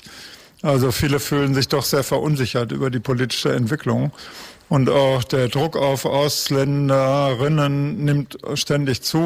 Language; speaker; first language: German; native; German